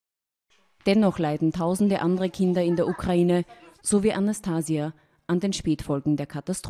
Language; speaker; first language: German; native; German